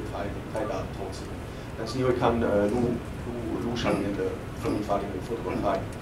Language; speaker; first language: Chinese; non-native, fluent; German